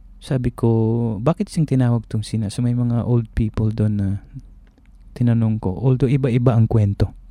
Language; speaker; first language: Filipino; non-native, local second language; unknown